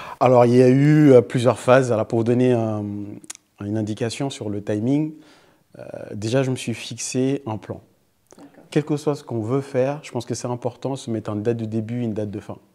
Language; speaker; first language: French; early bilingual, other home language; Fula